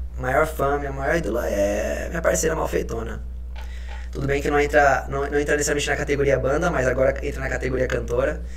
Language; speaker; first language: Portuguese; early bilingual, other home language; Spanish